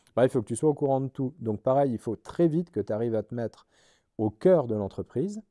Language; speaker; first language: French; native; French